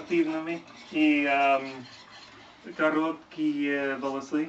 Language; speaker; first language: Russian; non-native, learner; English